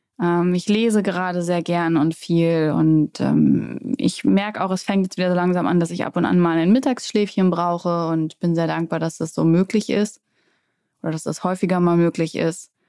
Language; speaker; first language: German; native; German